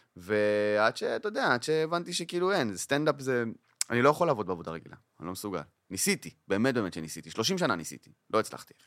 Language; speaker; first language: Hebrew; native; Hebrew